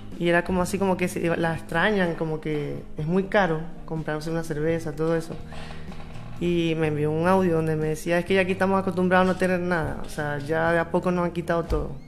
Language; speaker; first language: Spanish; native; Spanish